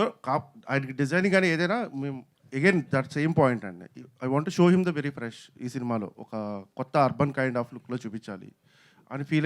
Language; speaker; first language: Telugu; native; Telugu